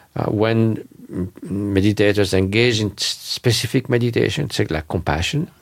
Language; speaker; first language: English; non-native, fluent; French